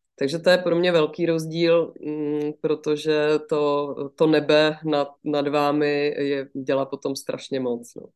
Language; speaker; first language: Czech; native; Czech